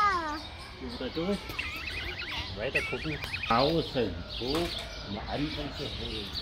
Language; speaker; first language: German; native; German